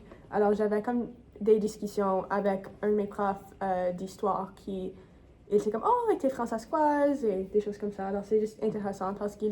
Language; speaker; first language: French; non-native, local second language; English